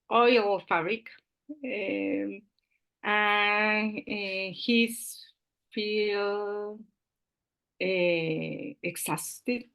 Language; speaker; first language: English; non-native, learner; Spanish